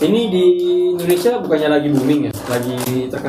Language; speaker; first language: Indonesian; native; Indonesian